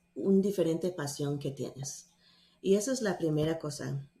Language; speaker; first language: Spanish; non-native, fluent; English